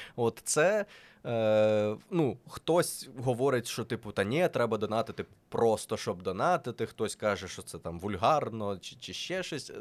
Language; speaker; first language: Ukrainian; non-native, local second language; Russian